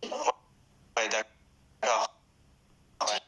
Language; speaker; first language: French; non-native, fluent; English